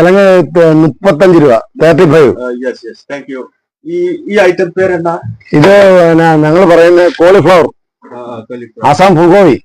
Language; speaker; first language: Malayalam; non-native, learner; Assamese